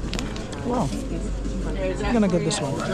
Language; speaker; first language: English; non-native, local second language; Filipino